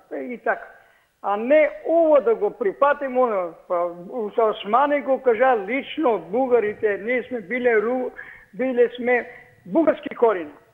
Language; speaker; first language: Macedonian; native; Macedonian